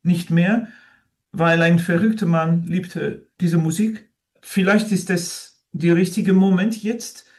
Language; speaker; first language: German; non-native, learner; French